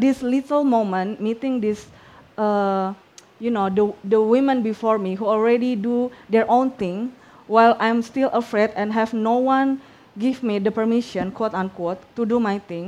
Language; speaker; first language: English; non-native, fluent; Indonesian